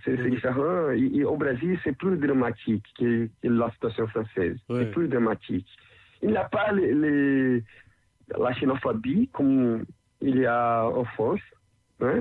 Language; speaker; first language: French; non-native, learner; Portuguese